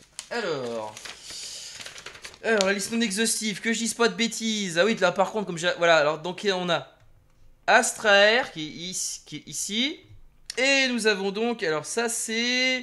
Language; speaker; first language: French; native; French